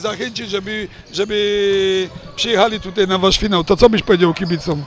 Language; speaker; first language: Polish; native; Polish